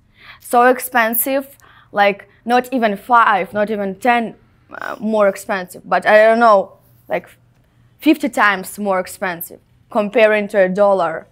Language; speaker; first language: English; non-native, fluent; Ukrainian